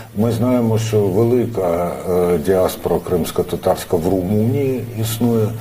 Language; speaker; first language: Ukrainian; native; Ukrainian